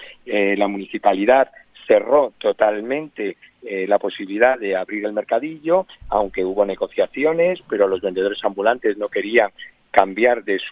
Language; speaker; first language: Spanish; native; Spanish